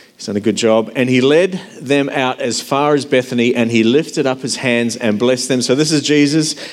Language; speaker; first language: English; native; English